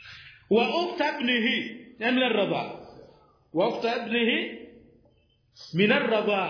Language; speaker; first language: Arabic; non-native, fluent; Swahili